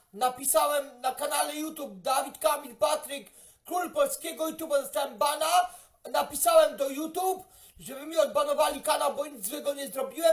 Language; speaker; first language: Polish; native; Polish